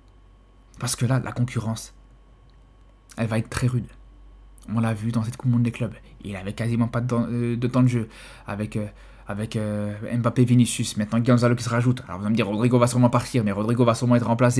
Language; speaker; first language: French; native; French